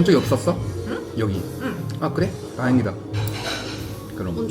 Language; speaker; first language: Korean; non-native, learner; Japanese